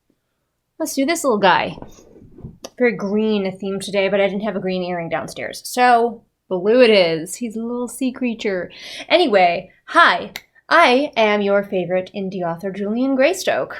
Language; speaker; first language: English; native; English